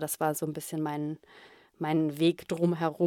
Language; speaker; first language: German; native; German